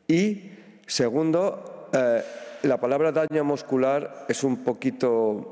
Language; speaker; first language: Spanish; native; Spanish